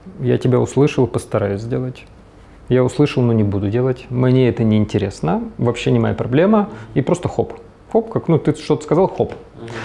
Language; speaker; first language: Russian; native; Russian